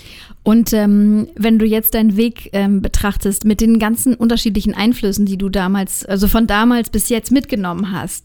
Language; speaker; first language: German; native; German